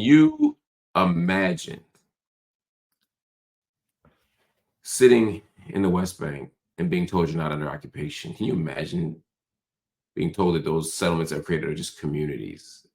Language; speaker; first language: English; native; English